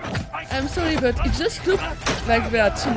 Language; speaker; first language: English; non-native, fluent; French